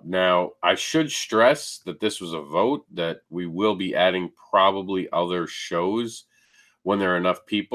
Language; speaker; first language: English; native; English